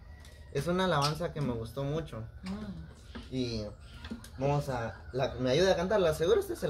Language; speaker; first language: Spanish; native; Spanish